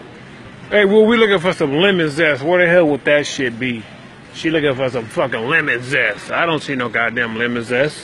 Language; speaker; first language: English; native; English